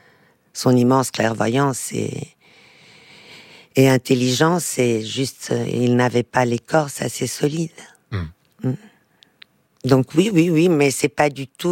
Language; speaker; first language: French; non-native, fluent; Portuguese